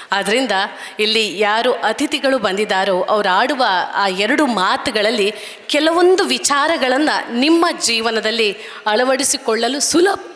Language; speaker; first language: Kannada; native; Kannada